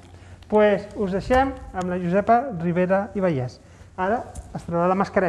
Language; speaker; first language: Catalan; native; Catalan